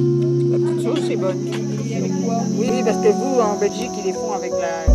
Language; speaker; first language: French; native; French